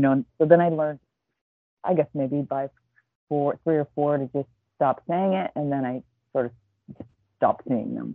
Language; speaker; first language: English; native; English